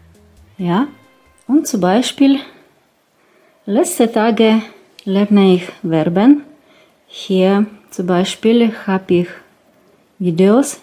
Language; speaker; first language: German; non-native, learner; Russian